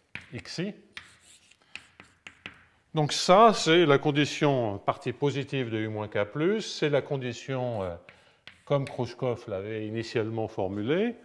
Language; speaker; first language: French; native; French